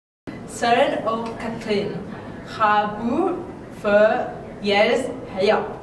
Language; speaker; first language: Danish; non-native, learner; English